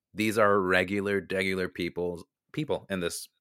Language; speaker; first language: English; native; English